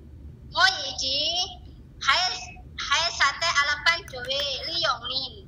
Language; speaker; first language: Chinese; non-native, learner; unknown